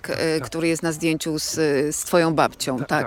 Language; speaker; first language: Polish; native; Polish